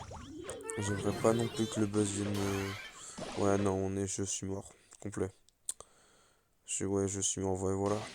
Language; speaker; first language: French; native; French